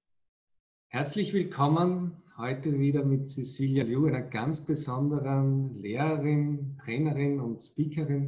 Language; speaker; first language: German; native; German